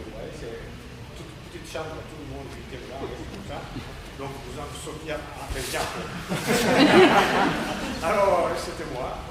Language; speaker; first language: French; non-native, learner; Japanese